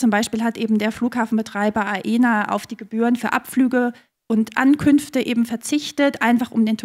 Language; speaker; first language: German; native; German